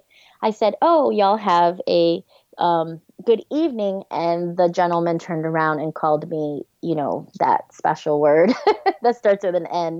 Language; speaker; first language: English; native; English